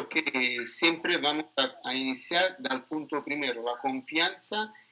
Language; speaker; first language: Spanish; non-native, learner; Italian